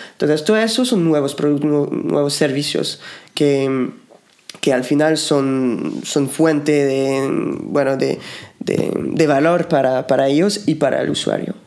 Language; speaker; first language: Spanish; non-native, fluent; French